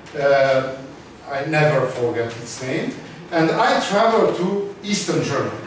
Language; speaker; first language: English; non-native, learner; Hungarian